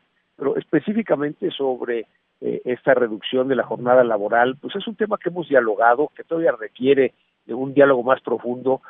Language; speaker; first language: Spanish; native; Spanish